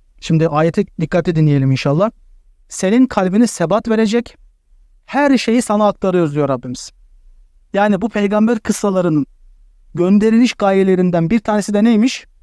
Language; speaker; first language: Turkish; native; Turkish